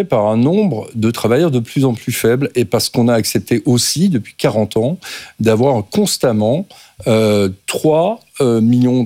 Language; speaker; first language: French; native; French